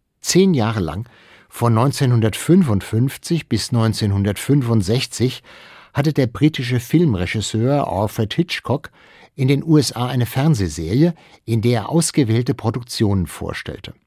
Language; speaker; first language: German; native; German